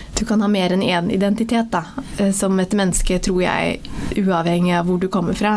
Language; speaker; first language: Norwegian; early bilingual, other home language; Somali